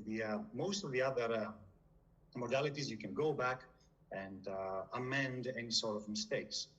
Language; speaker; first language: English; non-native, fluent; Greek